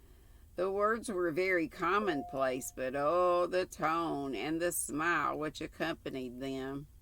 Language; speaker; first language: English; native; English